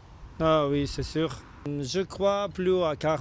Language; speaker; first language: French; non-native, learner; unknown